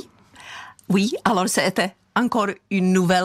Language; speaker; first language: French; non-native, fluent; Czech